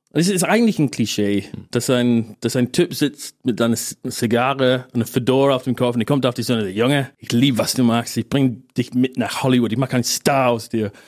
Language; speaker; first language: German; non-native, fluent; English